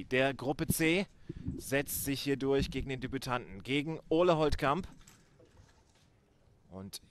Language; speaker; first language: German; native; German